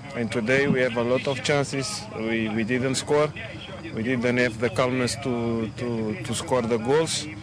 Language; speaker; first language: English; non-native, fluent; Portuguese